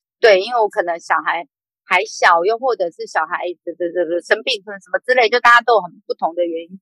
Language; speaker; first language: Chinese; native; Chinese